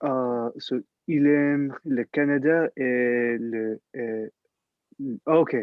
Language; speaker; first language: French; non-native, learner; English